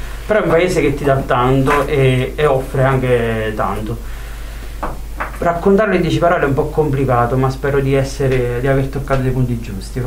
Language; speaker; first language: Italian; native; Italian